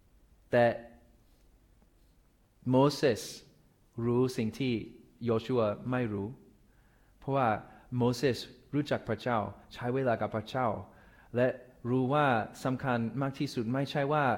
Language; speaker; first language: Thai; non-native, fluent; English